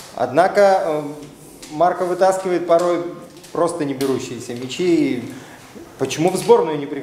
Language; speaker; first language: Russian; native; Russian